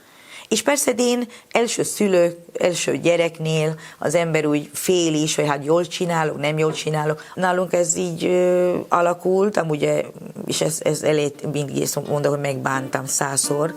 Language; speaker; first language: Hungarian; non-native, fluent; Spanish